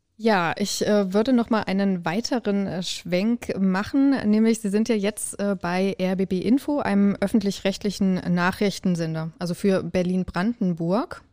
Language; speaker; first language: German; native; German